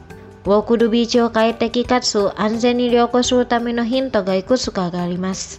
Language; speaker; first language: Japanese; non-native, fluent; Indonesian